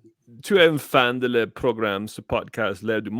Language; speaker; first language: French; non-native, learner; English